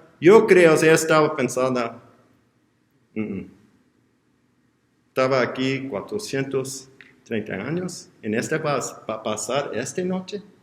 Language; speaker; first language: Spanish; non-native, learner; English